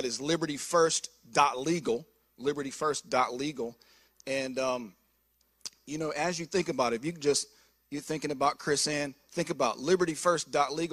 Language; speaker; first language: English; native; English